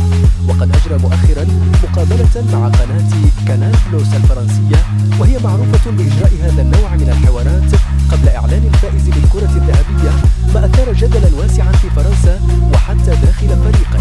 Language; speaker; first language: Arabic; native; Arabic